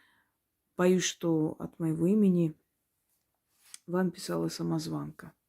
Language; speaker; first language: Russian; native; Russian